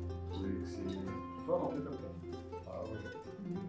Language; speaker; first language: French; native; French